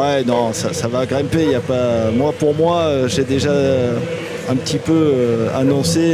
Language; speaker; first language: French; native; French